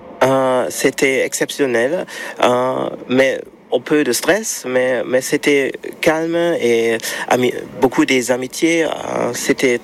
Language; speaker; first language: French; non-native, learner; German